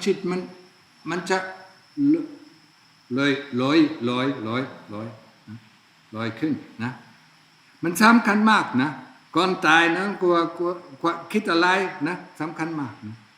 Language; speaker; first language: Thai; non-native, fluent; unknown